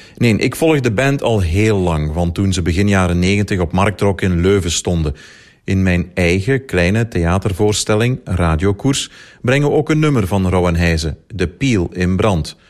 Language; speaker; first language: Dutch; native; Dutch